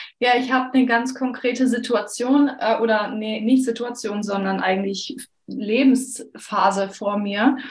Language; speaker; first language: German; native; German